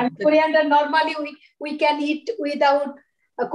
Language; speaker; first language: English; non-native, learner; Bangla